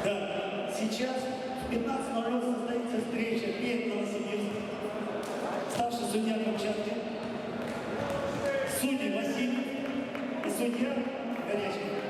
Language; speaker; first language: Russian; native; Russian